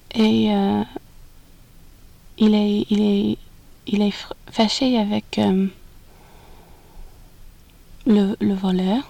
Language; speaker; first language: French; non-native, learner; English